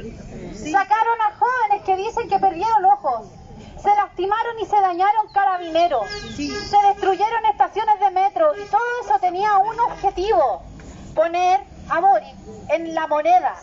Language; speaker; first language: Spanish; native; Spanish